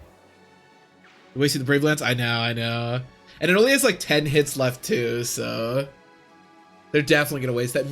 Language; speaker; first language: English; native; English